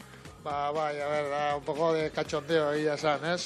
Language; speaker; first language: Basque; non-native, local second language; Spanish